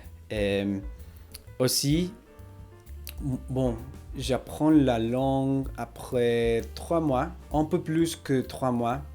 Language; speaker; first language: French; non-native, learner; English